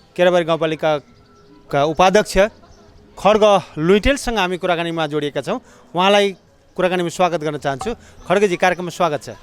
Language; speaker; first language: Nepali; native; Nepali